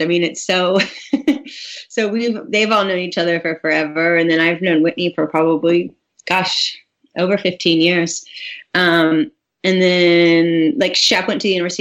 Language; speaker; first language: English; native; English